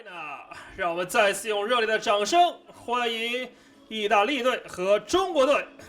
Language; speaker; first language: Chinese; native; Chinese